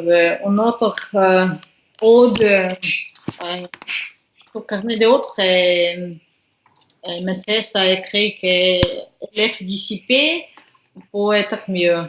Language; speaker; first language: French; non-native, learner; Russian